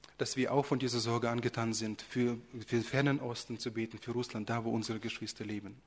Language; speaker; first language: German; early bilingual, other home language; Russian